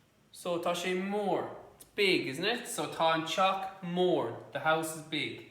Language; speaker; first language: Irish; non-native, local second language; English